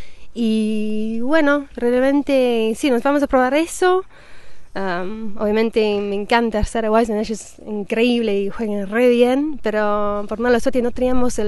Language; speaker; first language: Spanish; non-native, fluent; English